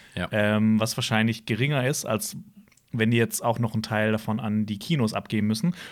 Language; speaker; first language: German; native; German